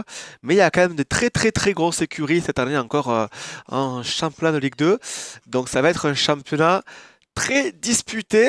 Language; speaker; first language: French; native; French